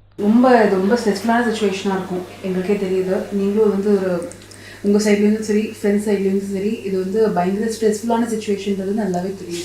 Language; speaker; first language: Tamil; native; Tamil